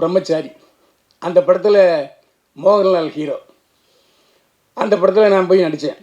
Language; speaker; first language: Tamil; native; Tamil